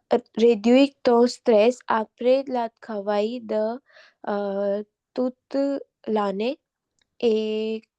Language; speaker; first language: French; non-native, learner; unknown